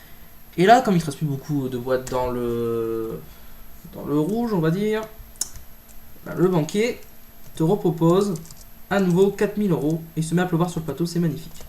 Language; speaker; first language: French; native; French